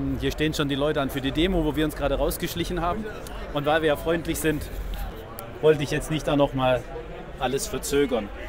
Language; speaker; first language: German; native; German